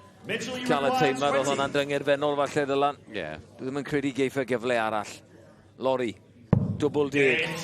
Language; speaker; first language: Welsh; native; Welsh